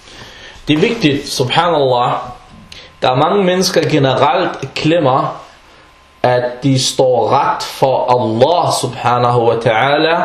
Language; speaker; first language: Danish; non-native, fluent; Arabic